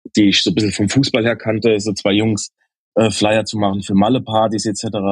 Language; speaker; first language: German; native; German